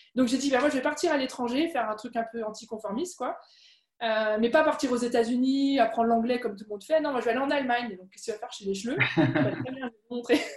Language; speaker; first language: French; native; French